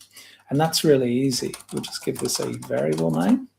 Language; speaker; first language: English; native; English